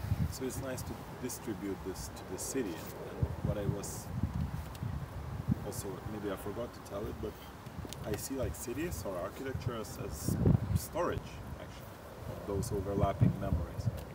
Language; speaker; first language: English; non-native, fluent; Lithuanian